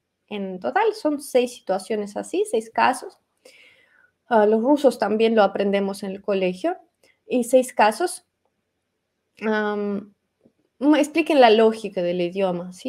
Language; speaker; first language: Spanish; non-native, fluent; Russian